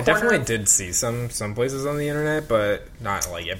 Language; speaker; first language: English; native; English